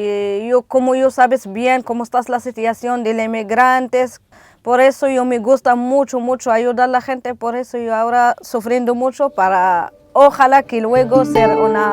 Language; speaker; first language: Spanish; non-native, learner; Arabic